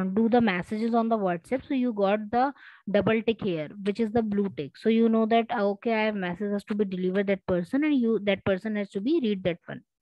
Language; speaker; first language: English; non-native, local second language; Hindi